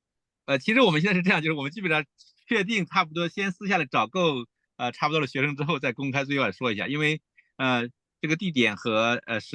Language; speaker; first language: Chinese; native; Chinese